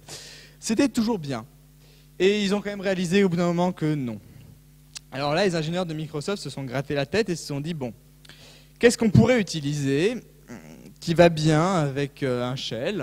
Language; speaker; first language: French; native; French